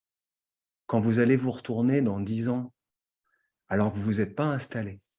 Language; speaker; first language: French; native; French